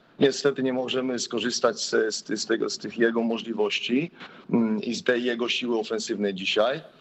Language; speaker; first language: Polish; native; Polish